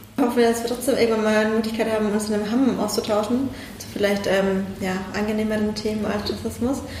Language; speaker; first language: German; early bilingual, other home language; Persian